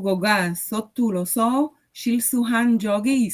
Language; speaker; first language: Korean; non-native, learner; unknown